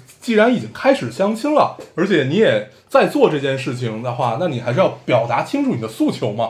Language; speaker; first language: Chinese; native; Chinese